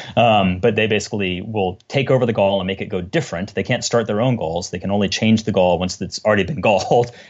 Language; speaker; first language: English; native; English